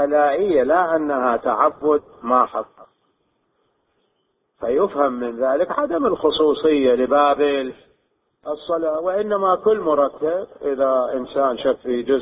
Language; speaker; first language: Arabic; native; Arabic